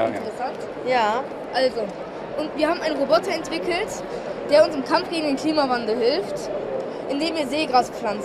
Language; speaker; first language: German; native; German